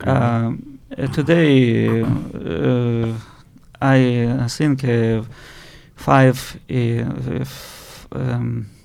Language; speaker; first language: English; non-native, learner; Russian